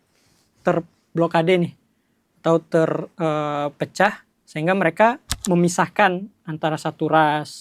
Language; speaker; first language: Indonesian; native; Indonesian